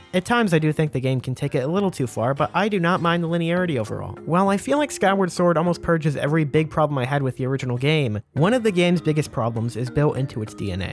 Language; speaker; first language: English; native; English